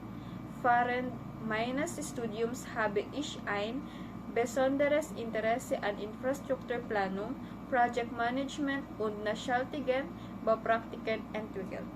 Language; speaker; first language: German; non-native, learner; Filipino